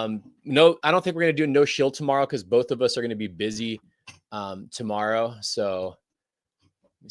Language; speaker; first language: English; native; English